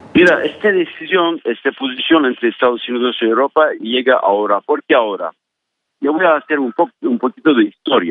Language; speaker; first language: Spanish; non-native, fluent; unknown